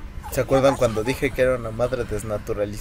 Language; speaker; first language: Spanish; native; Spanish